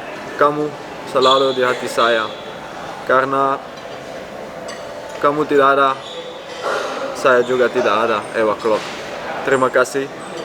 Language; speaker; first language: Indonesian; non-native, fluent; Dutch